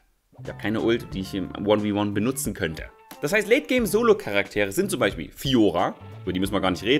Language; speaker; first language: German; native; German